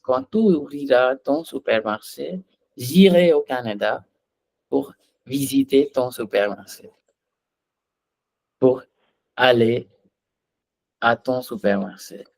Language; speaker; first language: French; non-native, fluent; Hindi